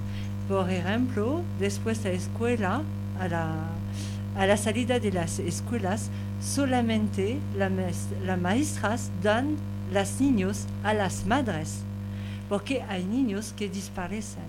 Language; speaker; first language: Spanish; non-native, learner; French